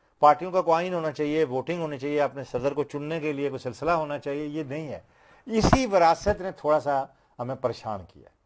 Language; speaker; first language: Urdu; non-native, local second language; Punjabi